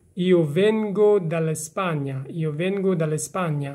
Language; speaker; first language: Italian; non-native, fluent; Persian